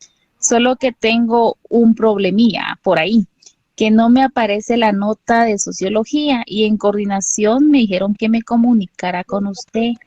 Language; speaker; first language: Spanish; native; Spanish